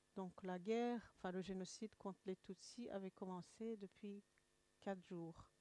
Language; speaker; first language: French; non-native, local second language; Kinyarwanda